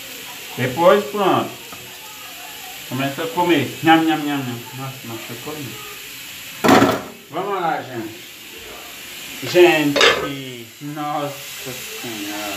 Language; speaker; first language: Portuguese; non-native, learner; Haitian Creole